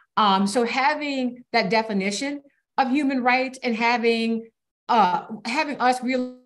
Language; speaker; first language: English; native; English